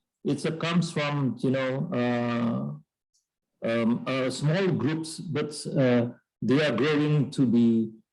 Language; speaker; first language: English; non-native, learner; Indonesian